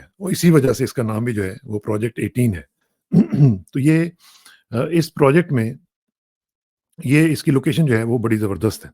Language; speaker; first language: Urdu; native; Urdu